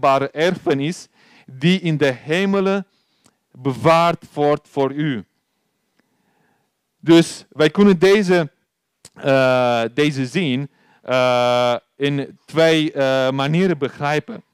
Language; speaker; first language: Dutch; non-native, learner; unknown